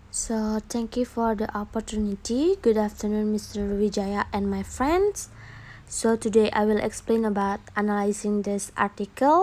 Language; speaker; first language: English; non-native, learner; Indonesian